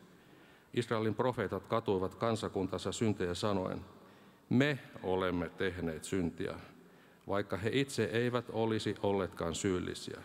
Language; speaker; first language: Finnish; native; Finnish